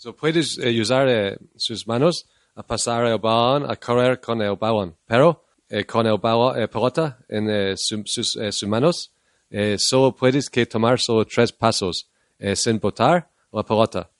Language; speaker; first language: Spanish; non-native, learner; English